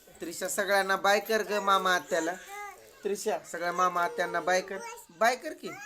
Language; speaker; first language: Marathi; native; Marathi